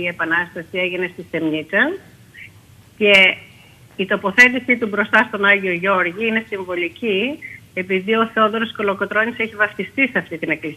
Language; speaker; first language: Greek; early bilingual, heritage; Greek